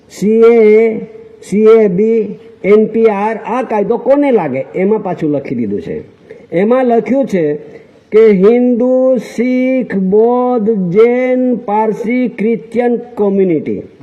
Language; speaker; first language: Gujarati; non-native, local second language; Bhili